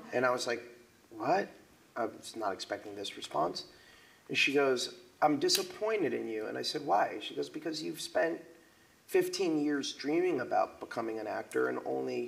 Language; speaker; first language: English; native; English